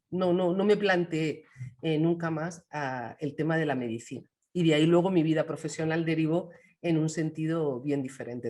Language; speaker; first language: Spanish; native; Spanish